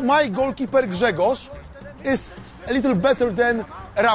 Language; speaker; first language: English; non-native, learner; Polish